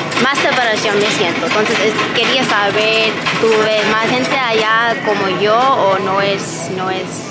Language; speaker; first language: Spanish; non-native, learner; English